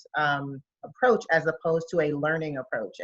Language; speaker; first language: English; native; English